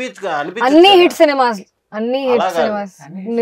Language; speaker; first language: Telugu; non-native, local second language; Hindi